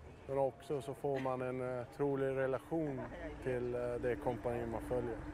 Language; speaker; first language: Swedish; native; Swedish